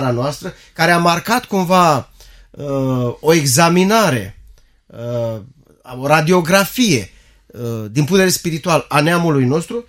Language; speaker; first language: Romanian; native; Romanian